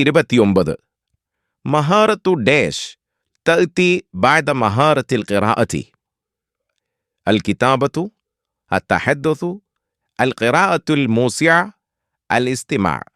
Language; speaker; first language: Arabic; non-native, fluent; Malayalam